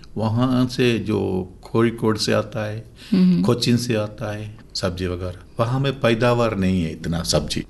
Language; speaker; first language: Hindi; non-native, local second language; Divehi